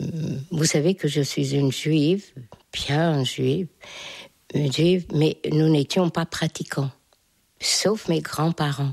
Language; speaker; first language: French; non-native, fluent; Hungarian